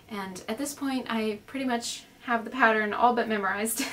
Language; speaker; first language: English; native; English